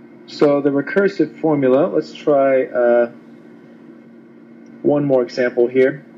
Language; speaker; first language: English; native; English